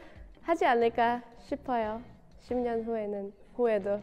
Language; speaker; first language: Korean; non-native, fluent; Thai